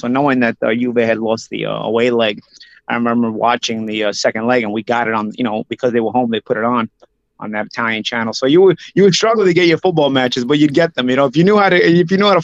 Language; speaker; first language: English; early bilingual, other home language; Italian